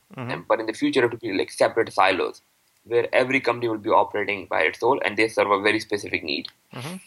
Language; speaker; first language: English; non-native, local second language; Urdu